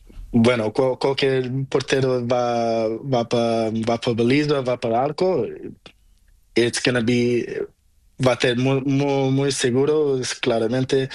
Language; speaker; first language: Spanish; non-native, learner; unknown